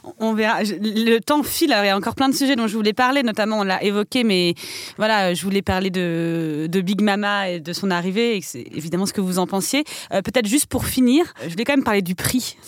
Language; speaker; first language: French; native; French